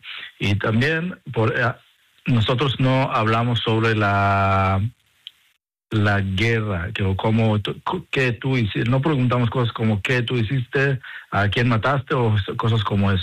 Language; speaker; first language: Spanish; non-native, fluent; Hebrew